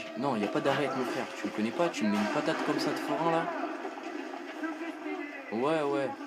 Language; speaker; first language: French; native; French